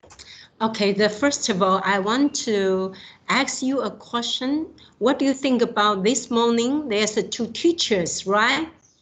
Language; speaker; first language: English; non-native, fluent; Chinese